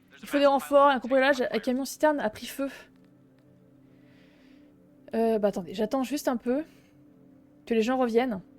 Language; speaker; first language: French; native; French